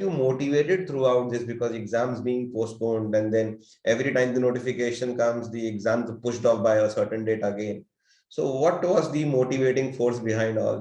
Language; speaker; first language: English; non-native, local second language; Hindi